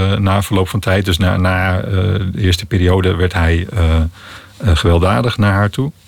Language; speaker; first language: Dutch; native; Dutch